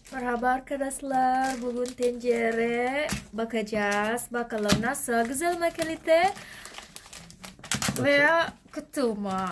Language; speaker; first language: Turkish; non-native, learner; Indonesian